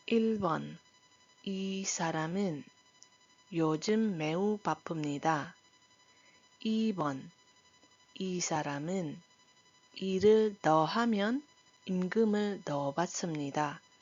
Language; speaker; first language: Korean; non-native, fluent; Iloko